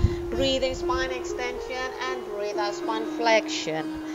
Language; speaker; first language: English; non-native, fluent; Indonesian